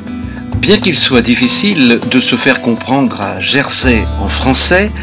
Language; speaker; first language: French; native; French